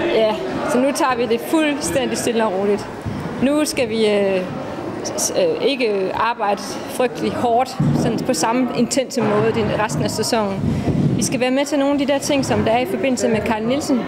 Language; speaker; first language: Danish; native; Danish